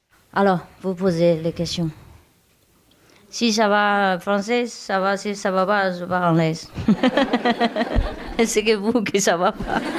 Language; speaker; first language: French; non-native, learner; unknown